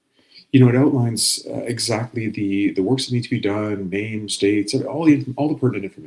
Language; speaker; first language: English; native; English